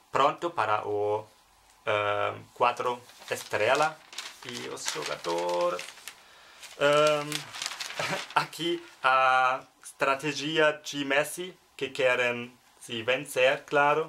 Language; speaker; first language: Portuguese; non-native, learner; German